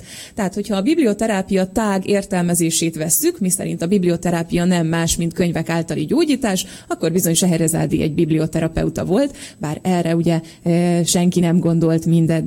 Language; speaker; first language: Hungarian; native; Hungarian